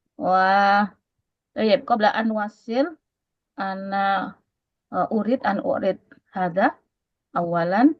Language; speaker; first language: Arabic; non-native, fluent; Indonesian